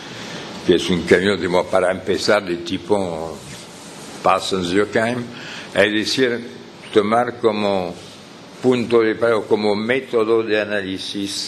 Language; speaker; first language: Spanish; non-native, fluent; French